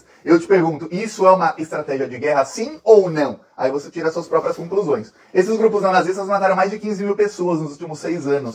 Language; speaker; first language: Portuguese; native; Portuguese